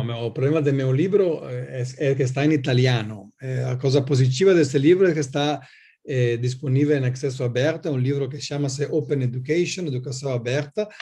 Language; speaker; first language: Portuguese; non-native, learner; Italian